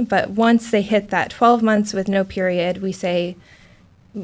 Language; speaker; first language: English; native; English